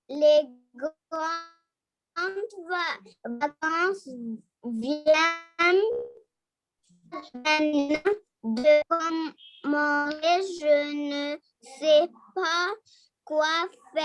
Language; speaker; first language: French; non-native, learner; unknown